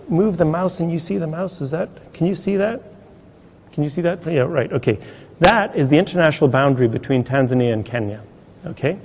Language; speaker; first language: English; native; English